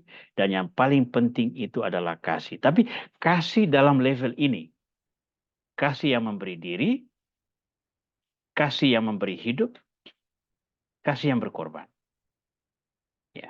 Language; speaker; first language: Indonesian; native; Indonesian